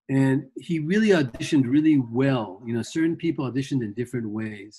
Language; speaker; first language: English; native; English